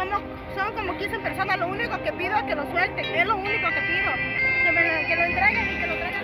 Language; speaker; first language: Spanish; native; Spanish